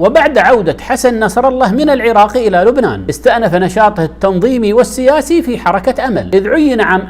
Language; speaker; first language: Arabic; native; Arabic